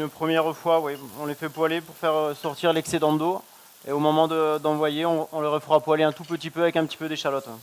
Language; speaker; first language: French; native; French